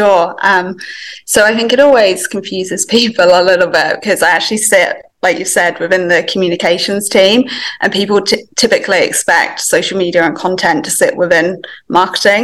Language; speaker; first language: English; native; English